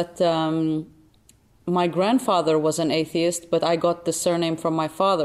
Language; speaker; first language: English; non-native, fluent; Albanian